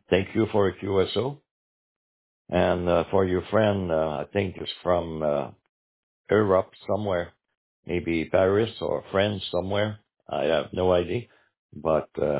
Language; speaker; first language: English; non-native, local second language; French